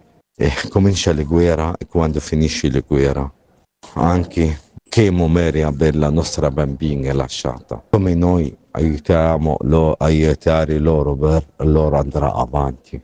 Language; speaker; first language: Italian; non-native, learner; Arabic